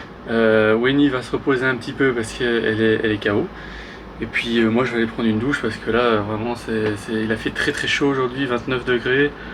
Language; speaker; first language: French; native; French